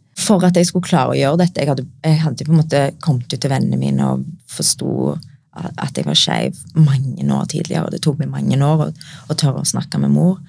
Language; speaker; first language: Norwegian; early bilingual, other home language; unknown